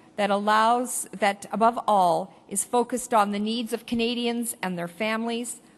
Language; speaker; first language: English; native; English